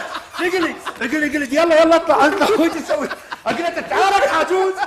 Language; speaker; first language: Arabic; native; Arabic